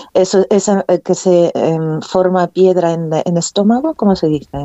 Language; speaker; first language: Spanish; non-native, fluent; Korean